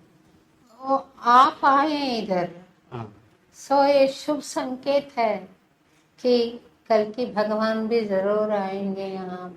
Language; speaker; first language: Hindi; non-native, local second language; Telugu